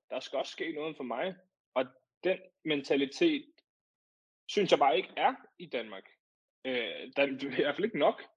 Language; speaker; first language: Danish; native; Danish